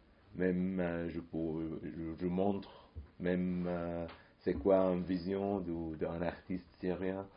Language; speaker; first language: French; non-native, fluent; Arabic